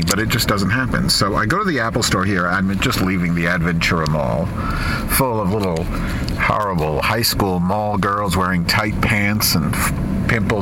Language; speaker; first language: English; native; English